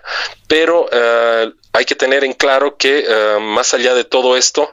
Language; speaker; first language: Spanish; native; Spanish